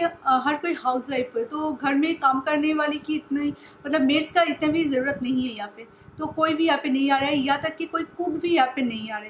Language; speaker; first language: Hindi; non-native, local second language; Bangla